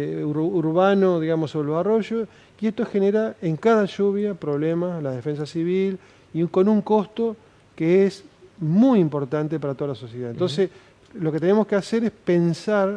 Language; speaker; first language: Spanish; native; Spanish